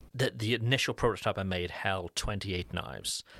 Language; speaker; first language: English; native; English